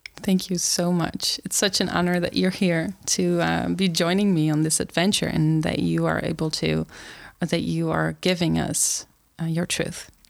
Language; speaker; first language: English; non-native, fluent; Dutch